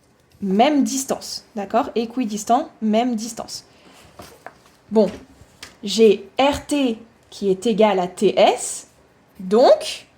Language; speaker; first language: French; native; French